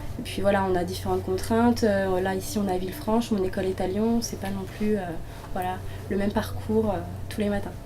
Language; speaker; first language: French; native; French